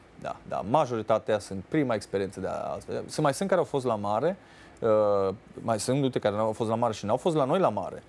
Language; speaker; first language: Romanian; native; Romanian